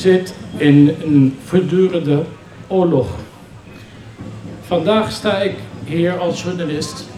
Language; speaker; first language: Dutch; non-native, fluent; Arabic